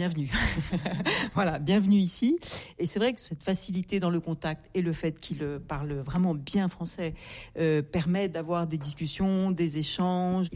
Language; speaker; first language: French; native; French